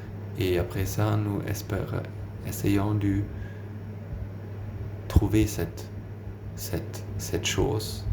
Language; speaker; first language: French; non-native, learner; German